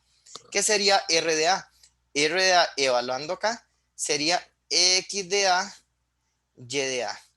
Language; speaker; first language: Spanish; native; Spanish